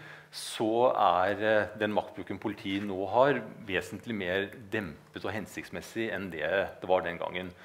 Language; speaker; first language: Norwegian; native; Norwegian